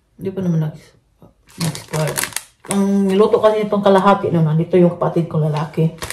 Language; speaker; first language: Filipino; non-native, local second language; Cebuano